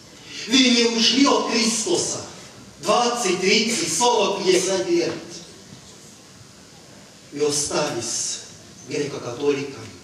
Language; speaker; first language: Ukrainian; non-native, learner; Hungarian